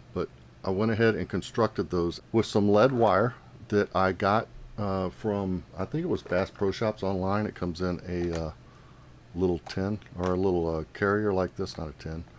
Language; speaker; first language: English; native; English